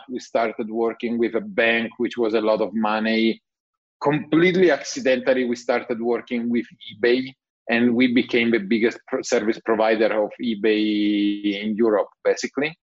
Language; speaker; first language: English; non-native, fluent; Italian